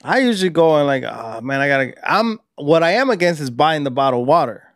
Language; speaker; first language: English; early bilingual, other home language; Spanish